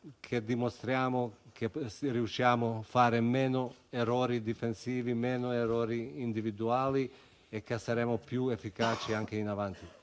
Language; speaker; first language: Italian; non-native, fluent; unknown